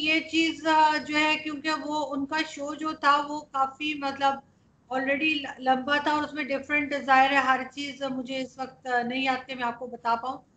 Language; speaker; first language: Urdu; native; Urdu